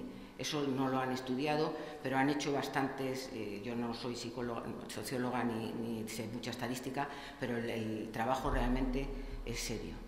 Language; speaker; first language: Spanish; native; Spanish